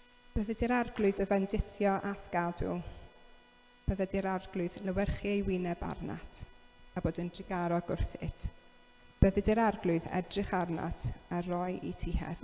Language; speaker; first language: Welsh; native; Welsh